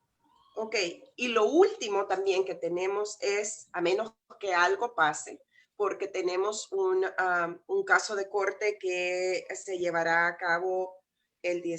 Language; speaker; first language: Spanish; native; Spanish